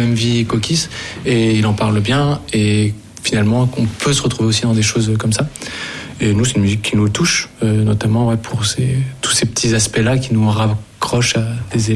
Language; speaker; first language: French; native; French